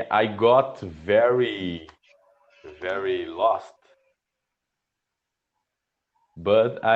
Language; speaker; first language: English; non-native, learner; Portuguese